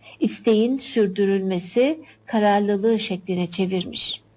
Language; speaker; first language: Turkish; native; Turkish